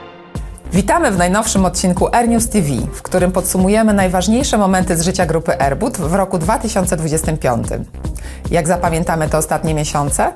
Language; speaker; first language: Polish; native; Polish